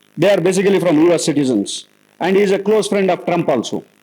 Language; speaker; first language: English; non-native, local second language; Kannada